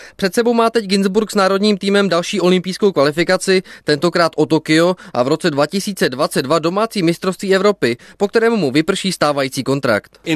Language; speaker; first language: Czech; native; Czech